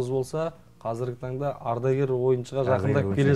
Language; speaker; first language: Kazakh; native; Kazakh